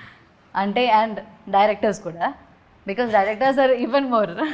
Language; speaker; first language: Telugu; non-native, learner; Malayalam